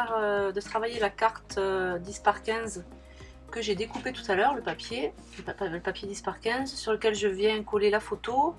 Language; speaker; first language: French; native; French